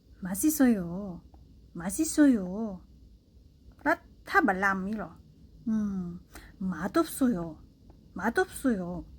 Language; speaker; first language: Korean; non-native, learner; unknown